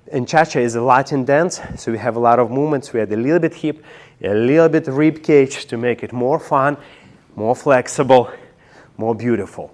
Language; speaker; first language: English; non-native, fluent; Russian